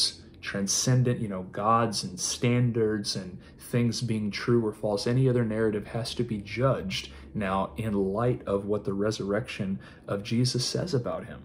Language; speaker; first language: English; native; English